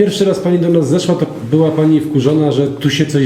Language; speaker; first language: Polish; native; Polish